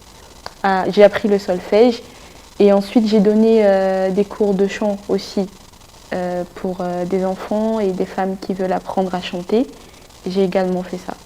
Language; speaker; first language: French; non-native, local second language; Sango